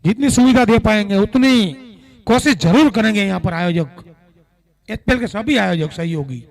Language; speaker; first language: Hindi; non-native, local second language; Gujarati